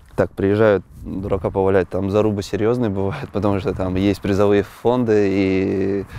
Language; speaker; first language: Russian; native; Russian